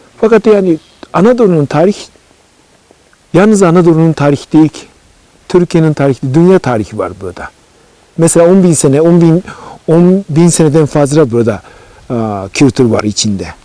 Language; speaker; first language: Turkish; non-native, fluent; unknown